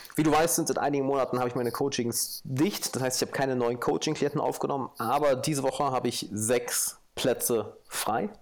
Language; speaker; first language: German; native; German